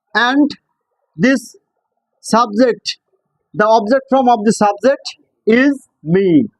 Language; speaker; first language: English; non-native, local second language; Bangla